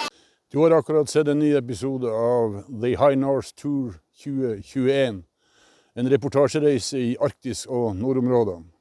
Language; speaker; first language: Norwegian; native; Norwegian